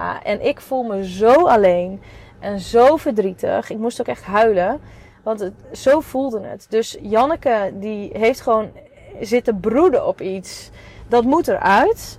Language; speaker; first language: Dutch; native; Dutch